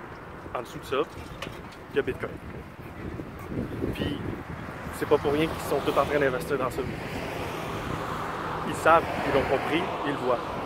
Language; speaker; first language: French; native; French